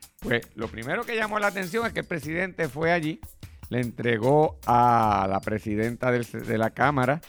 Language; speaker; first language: Spanish; native; Spanish